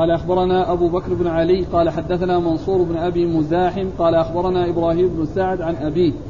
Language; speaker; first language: Arabic; native; Arabic